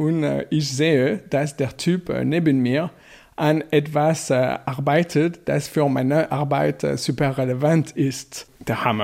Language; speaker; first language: German; non-native, fluent; French